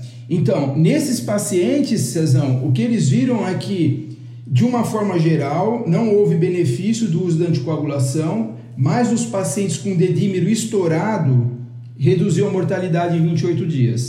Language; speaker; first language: Portuguese; native; Portuguese